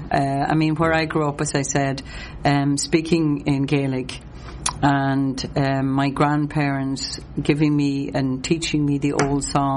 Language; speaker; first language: English; non-native, local second language; Irish